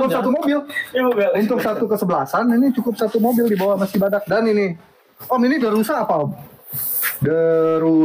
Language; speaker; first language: Indonesian; native; Indonesian